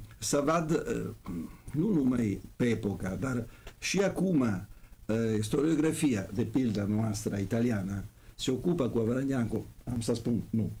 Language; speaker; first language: Romanian; non-native, fluent; Italian